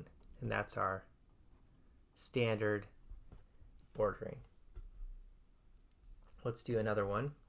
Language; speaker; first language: English; native; English